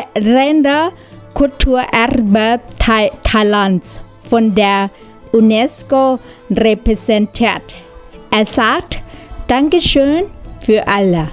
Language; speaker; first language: German; non-native, learner; Thai